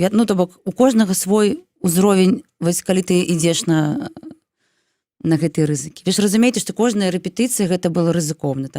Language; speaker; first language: Belarusian; non-native, local second language; Russian